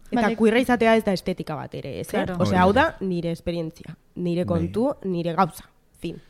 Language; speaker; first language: Basque; non-native, local second language; Spanish